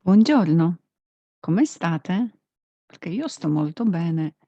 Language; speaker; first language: Italian; non-native, fluent; Polish